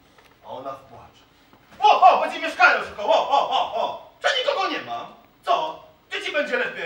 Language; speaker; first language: Polish; non-native, fluent; Kurdish